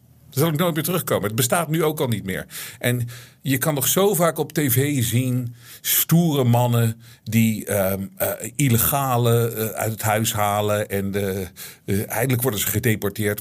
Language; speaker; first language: Dutch; native; Dutch